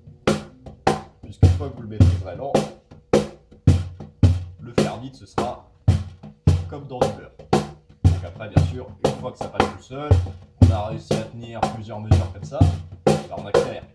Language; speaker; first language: French; native; French